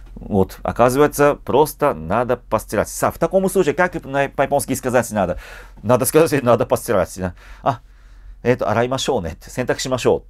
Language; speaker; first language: Russian; non-native, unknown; Japanese